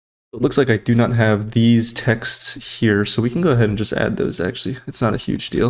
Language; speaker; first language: English; native; English